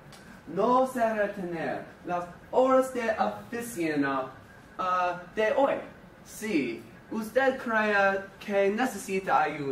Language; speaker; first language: Spanish; non-native, learner; English